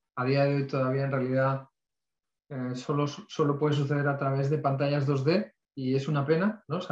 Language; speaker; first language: Spanish; native; Spanish